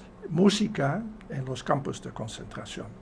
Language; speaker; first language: Spanish; non-native, fluent; Dutch